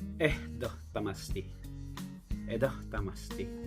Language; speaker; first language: Finnish; non-native, learner; Filipino